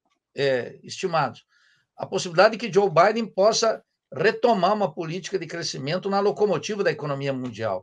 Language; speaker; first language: Portuguese; native; Portuguese